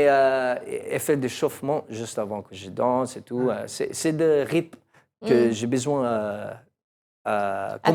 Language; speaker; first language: French; non-native, learner; English